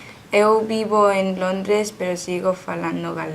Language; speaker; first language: Galician; early bilingual, heritage; Galician